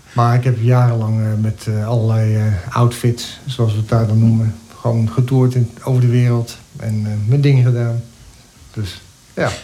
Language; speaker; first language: Dutch; native; Dutch